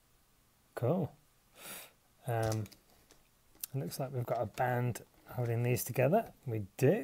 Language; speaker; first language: English; native; English